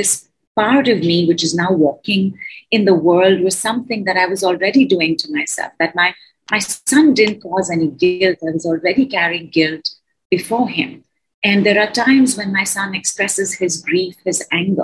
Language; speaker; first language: English; non-native, local second language; Hindi